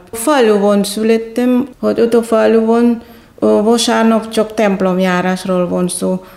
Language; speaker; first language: Hungarian; non-native, fluent; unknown